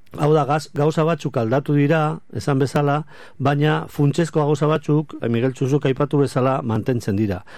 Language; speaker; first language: Basque; native; Basque